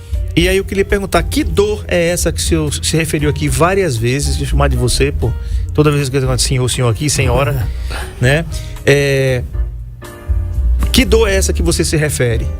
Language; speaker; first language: Portuguese; native; Portuguese